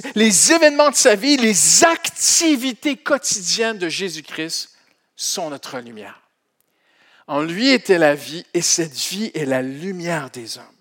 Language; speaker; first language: French; native; French